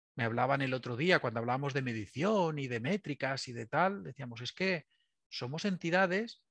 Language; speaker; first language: Spanish; native; Spanish